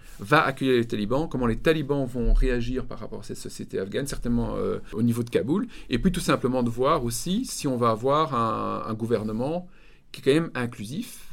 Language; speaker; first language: French; native; French